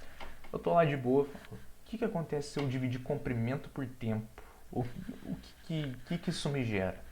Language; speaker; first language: Portuguese; native; Portuguese